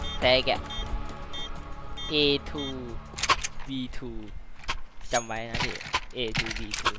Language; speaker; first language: Thai; native; Thai